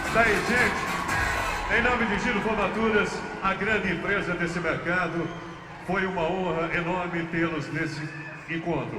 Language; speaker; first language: Portuguese; native; Portuguese